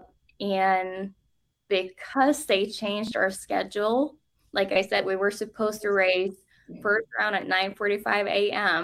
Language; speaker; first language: English; non-native, fluent; Norwegian